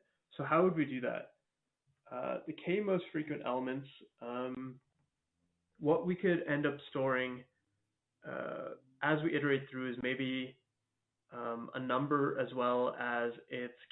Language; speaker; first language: English; native; English